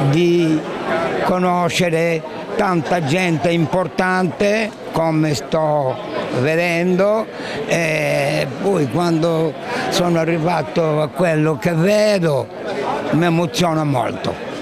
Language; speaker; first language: Italian; non-native, local second language; Sardinian